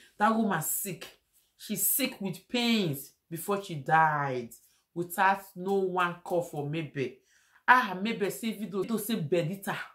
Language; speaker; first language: Nigerian Pidgin; native; Nigerian Pidgin